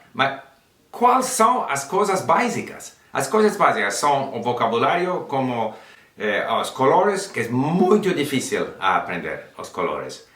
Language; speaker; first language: Portuguese; non-native, learner; English